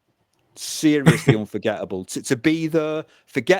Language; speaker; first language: English; native; English